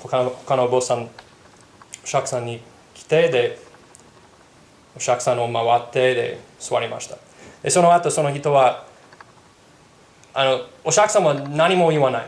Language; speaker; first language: Japanese; non-native, learner; English